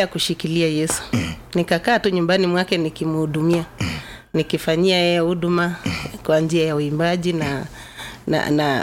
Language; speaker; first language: Swahili; non-native, local second language; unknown